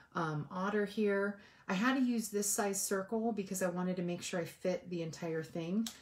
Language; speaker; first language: English; native; English